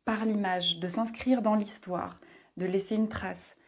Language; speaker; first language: French; native; French